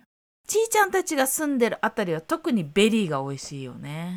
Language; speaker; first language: Japanese; native; Japanese